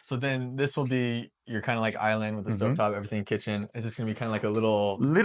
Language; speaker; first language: English; native; English